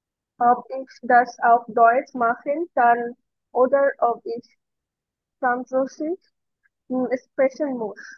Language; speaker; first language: German; non-native, learner; Bangla